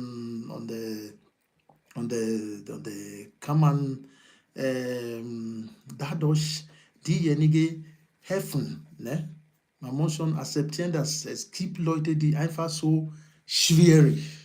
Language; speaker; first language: German; non-native, learner; Yoruba